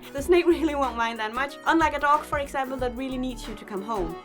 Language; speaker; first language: English; non-native, fluent; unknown